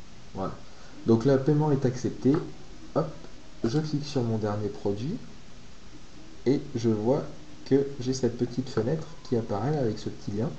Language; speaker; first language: French; native; French